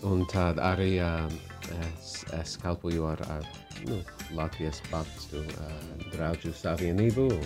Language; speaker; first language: Latvian; non-native, fluent; English